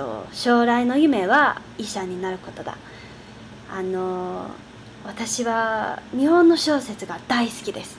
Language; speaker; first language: Japanese; non-native, learner; English